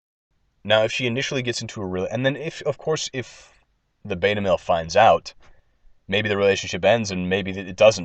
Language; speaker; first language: English; native; English